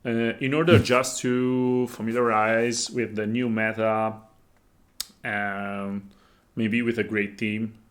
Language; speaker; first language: English; non-native, fluent; Italian